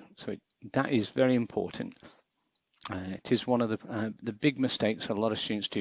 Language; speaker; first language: English; native; English